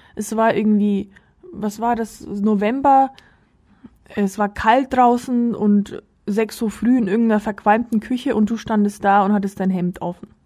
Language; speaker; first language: German; early bilingual, other home language; Russian